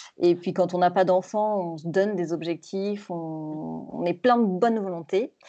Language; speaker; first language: French; native; French